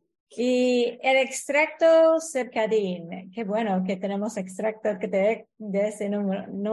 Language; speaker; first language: Spanish; non-native, fluent; English